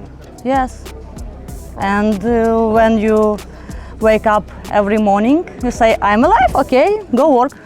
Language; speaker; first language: English; non-native, learner; Ukrainian